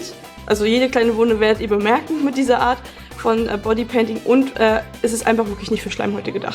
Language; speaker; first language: German; native; German